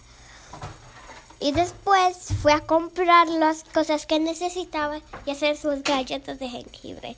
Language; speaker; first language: Spanish; early bilingual, heritage; Spanish